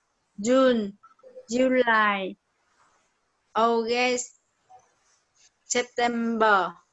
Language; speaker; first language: English; non-native, learner; Vietnamese